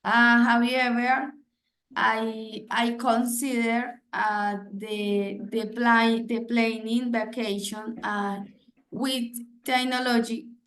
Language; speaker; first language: English; non-native, learner; Spanish